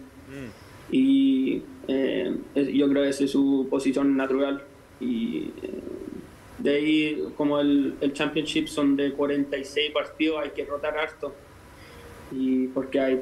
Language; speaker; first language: Spanish; native; Spanish